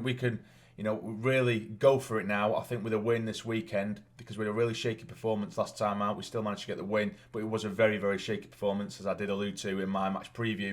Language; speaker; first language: English; native; English